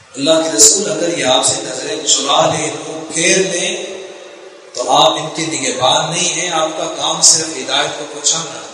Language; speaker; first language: Urdu; native; Urdu